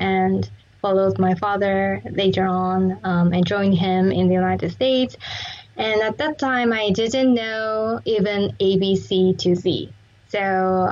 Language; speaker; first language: English; non-native, fluent; Japanese